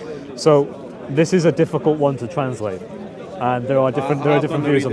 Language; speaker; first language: English; native; English